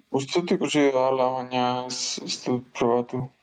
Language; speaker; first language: Basque; non-native, learner; Spanish